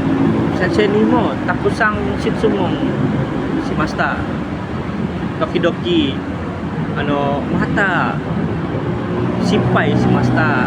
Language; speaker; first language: Japanese; non-native, learner; Indonesian